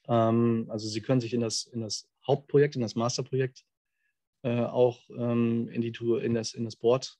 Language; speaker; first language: German; native; German